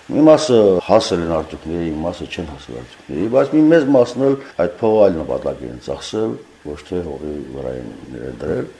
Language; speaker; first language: Armenian; native; Armenian